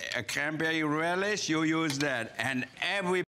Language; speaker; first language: English; non-native, fluent; German